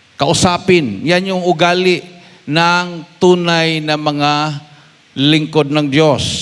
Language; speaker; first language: Filipino; non-native, local second language; Cebuano